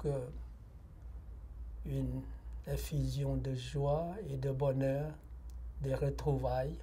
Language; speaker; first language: French; non-native, fluent; Lao